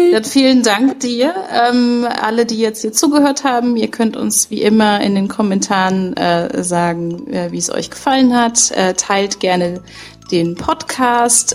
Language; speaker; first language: German; native; German